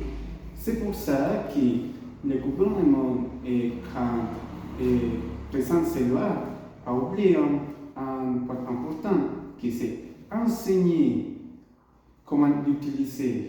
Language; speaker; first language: French; non-native, learner; Spanish